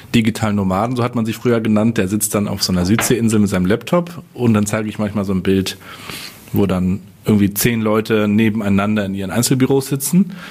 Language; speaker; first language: German; native; German